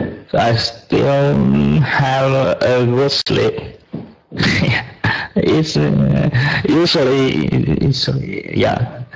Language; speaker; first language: English; non-native, learner; Vietnamese